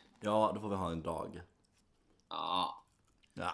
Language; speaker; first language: Swedish; native; Swedish